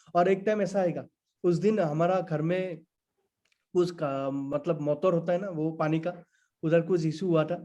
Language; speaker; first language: Hindi; non-native, local second language; Assamese